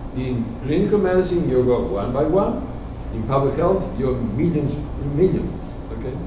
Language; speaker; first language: English; non-native, fluent; Spanish